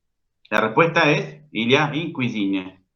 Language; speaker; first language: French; non-native, fluent; Spanish